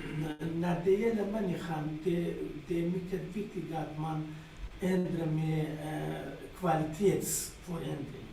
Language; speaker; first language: Swedish; non-native, learner; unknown